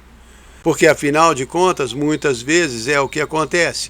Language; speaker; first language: Portuguese; native; Portuguese